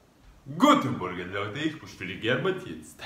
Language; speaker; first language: German; non-native, learner; Russian